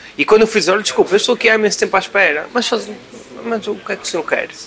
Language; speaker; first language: Portuguese; native; Portuguese